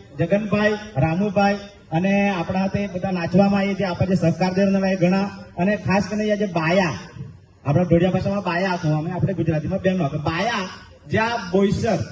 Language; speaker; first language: Gujarati; non-native, local second language; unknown